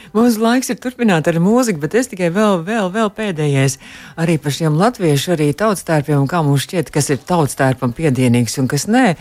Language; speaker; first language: Latvian; native; Latvian